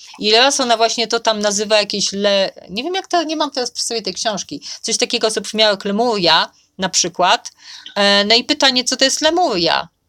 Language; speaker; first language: Polish; native; Polish